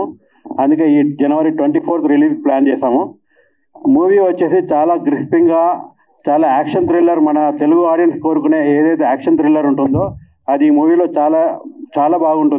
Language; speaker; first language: Telugu; native; Telugu